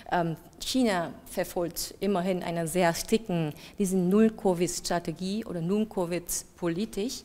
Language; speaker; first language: German; non-native, fluent; Vietnamese